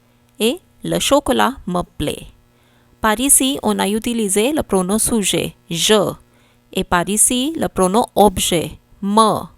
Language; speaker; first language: French; non-native, fluent; Hindi